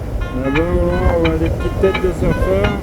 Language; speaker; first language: French; native; French